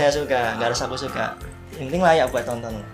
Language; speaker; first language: Indonesian; native; Indonesian